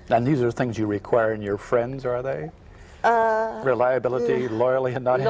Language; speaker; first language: English; native; English